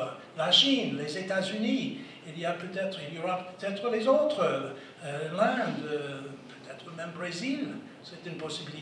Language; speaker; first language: French; non-native, fluent; English